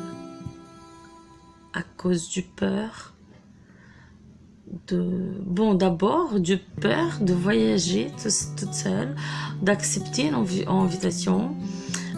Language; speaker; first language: French; non-native, fluent; Portuguese